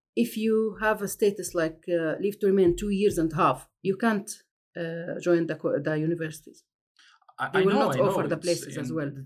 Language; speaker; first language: English; non-native, fluent; Arabic